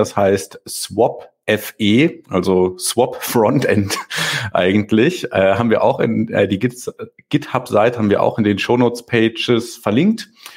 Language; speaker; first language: German; native; German